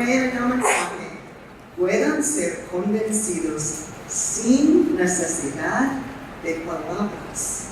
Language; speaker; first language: Spanish; non-native, fluent; English